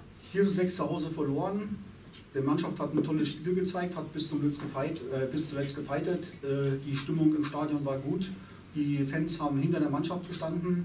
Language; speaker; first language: German; native; German